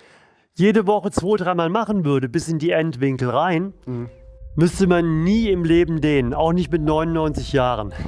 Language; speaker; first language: German; native; German